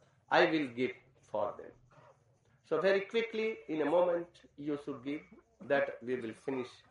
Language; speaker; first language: English; non-native, local second language; Hindi